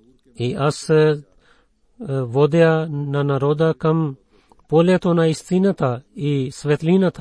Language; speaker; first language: Bulgarian; non-native, fluent; Urdu